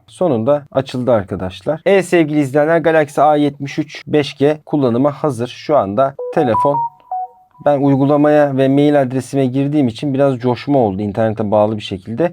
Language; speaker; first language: Turkish; native; Turkish